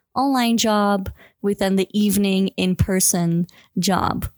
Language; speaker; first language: English; non-native, fluent; Dutch